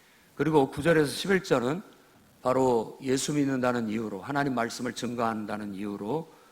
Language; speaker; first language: Korean; native; Korean